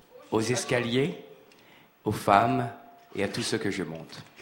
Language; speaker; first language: French; native; French